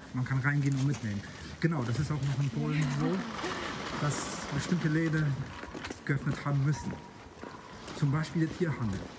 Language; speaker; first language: German; native; German